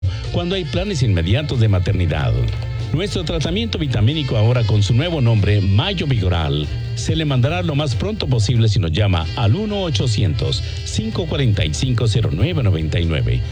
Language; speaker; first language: Spanish; native; Spanish